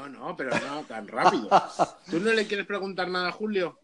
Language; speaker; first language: Spanish; native; Spanish